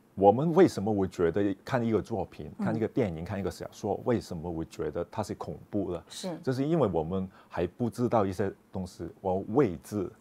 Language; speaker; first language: Chinese; non-native, local second language; Cantonese